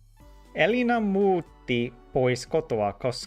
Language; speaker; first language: Finnish; non-native, learner; English